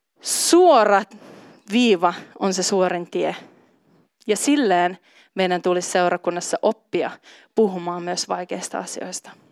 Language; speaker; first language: Finnish; native; Finnish